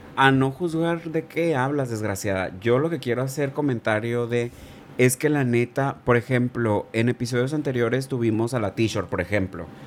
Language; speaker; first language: Spanish; native; Spanish